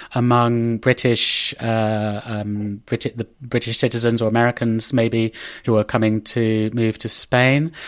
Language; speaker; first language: English; native; English